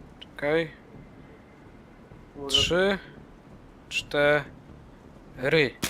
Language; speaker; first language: Polish; native; Polish